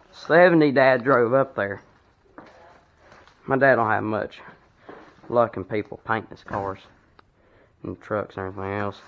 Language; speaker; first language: English; native; English